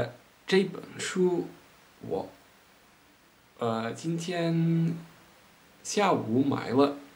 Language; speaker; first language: Chinese; non-native, learner; Dutch